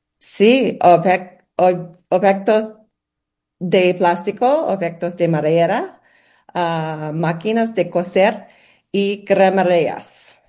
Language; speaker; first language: Spanish; non-native, learner; English